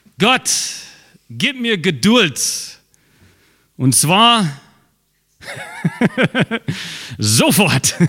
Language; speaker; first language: German; non-native, fluent; English